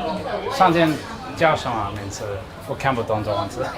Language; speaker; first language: Chinese; non-native, learner; English